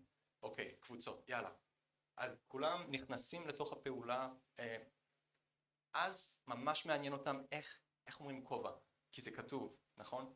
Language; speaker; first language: Hebrew; non-native, fluent; Korean